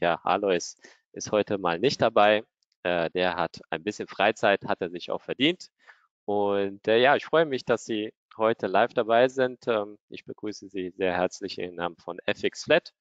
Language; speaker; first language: German; native; German